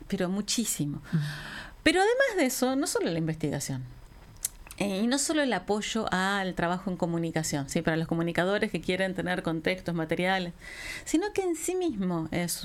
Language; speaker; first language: Spanish; native; Spanish